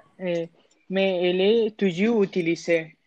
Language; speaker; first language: French; non-native, learner; Spanish